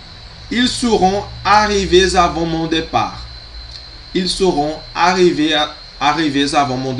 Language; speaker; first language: French; non-native, fluent; Portuguese